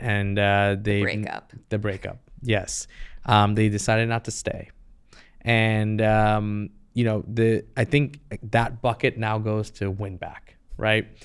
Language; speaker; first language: English; native; English